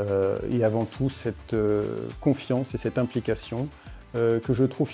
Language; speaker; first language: French; native; French